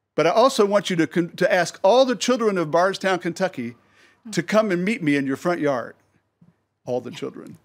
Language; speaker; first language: English; native; English